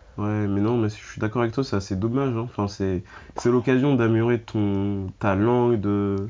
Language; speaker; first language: French; native; French